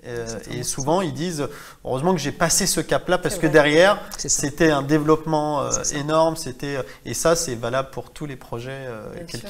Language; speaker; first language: French; native; French